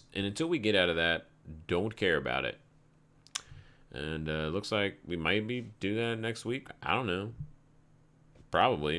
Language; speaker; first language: English; native; English